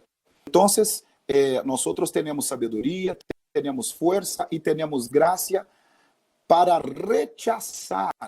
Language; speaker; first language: Spanish; non-native, fluent; Portuguese